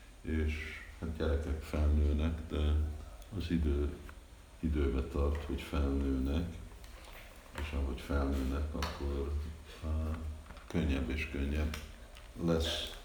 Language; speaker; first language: Hungarian; early bilingual, heritage; Hungarian